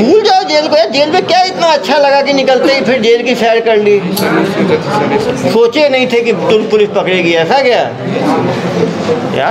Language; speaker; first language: Hindi; native; Hindi